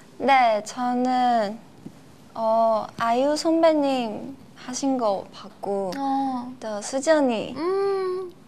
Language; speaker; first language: Korean; non-native, fluent; Chinese